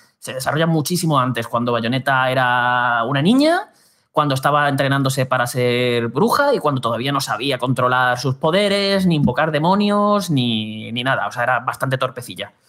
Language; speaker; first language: Spanish; native; Spanish